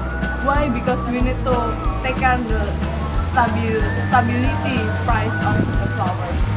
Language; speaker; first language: English; non-native, learner; Indonesian